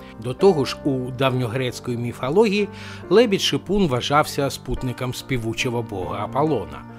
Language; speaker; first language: Ukrainian; non-native, local second language; Russian